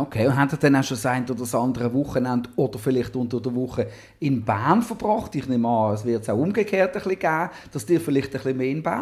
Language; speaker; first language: German; native; German